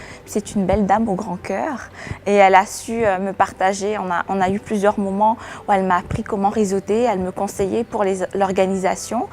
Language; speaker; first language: French; non-native, local second language; Malagasy